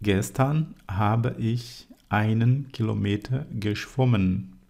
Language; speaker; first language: German; non-native, fluent; Portuguese